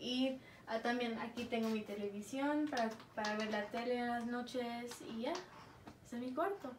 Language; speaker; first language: Spanish; early bilingual, heritage; Spanish